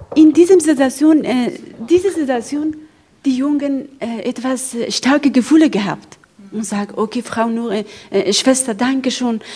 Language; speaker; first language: German; non-native, learner; Persian